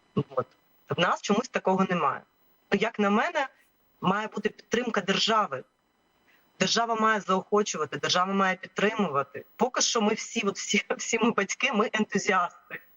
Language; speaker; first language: Ukrainian; native; Ukrainian